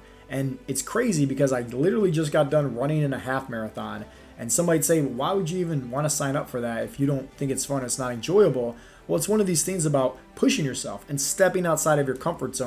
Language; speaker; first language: English; native; English